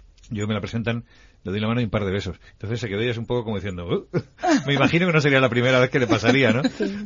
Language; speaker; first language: Spanish; native; Spanish